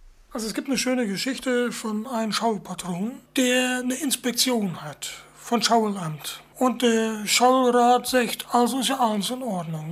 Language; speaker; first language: German; native; German